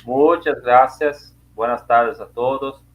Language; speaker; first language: Spanish; non-native, learner; Portuguese